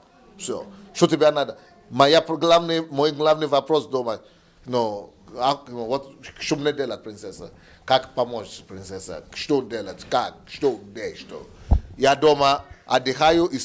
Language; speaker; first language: Russian; non-native, learner; Yoruba